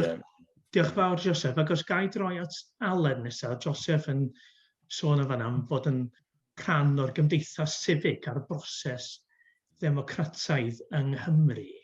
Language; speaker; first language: Welsh; native; Welsh